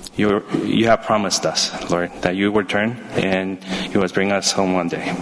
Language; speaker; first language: English; early bilingual, other home language; Chinese